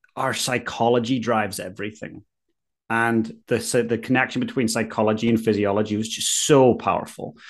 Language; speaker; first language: English; native; English